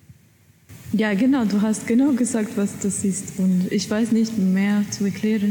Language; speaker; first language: German; non-native, learner; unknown